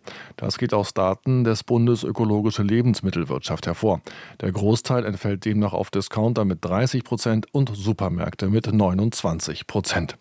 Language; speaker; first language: German; native; German